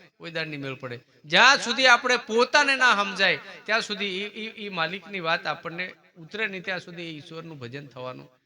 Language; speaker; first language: Gujarati; native; Gujarati